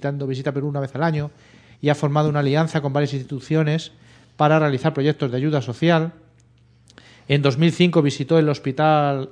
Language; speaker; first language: Spanish; native; Spanish